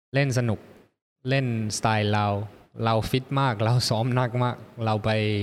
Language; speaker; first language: Thai; early bilingual, heritage; Thai